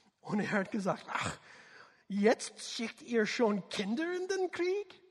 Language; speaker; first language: German; non-native, learner; English